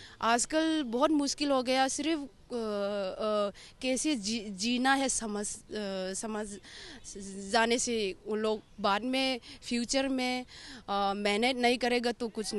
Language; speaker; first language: Hindi; non-native, local second language; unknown